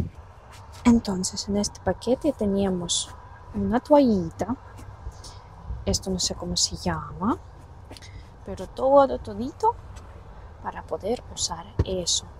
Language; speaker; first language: Spanish; non-native, fluent; Russian